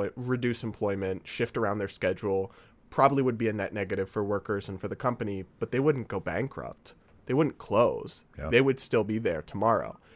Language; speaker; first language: English; native; English